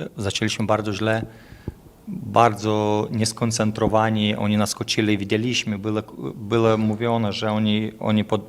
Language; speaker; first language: Polish; non-native, fluent; Lithuanian